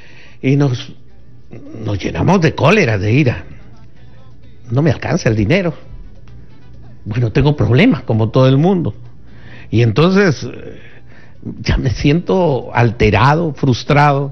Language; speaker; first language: Spanish; native; Spanish